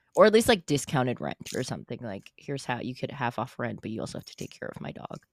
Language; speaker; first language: English; native; English